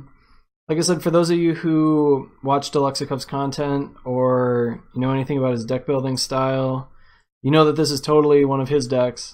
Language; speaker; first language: English; native; English